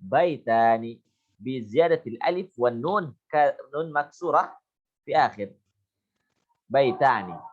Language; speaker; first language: Arabic; non-native, fluent; Indonesian